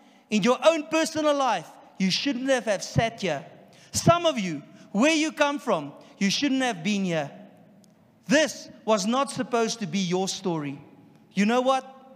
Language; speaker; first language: English; non-native, local second language; Afrikaans